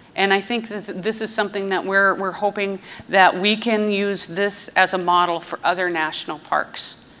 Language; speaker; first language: English; native; English